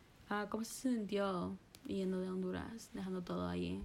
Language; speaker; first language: Spanish; early bilingual, heritage; Spanish